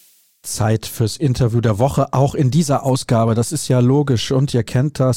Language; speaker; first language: German; native; German